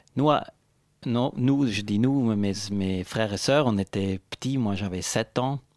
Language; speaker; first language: French; non-native, local second language; Italian